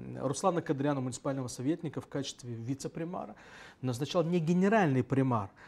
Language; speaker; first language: Russian; native; Russian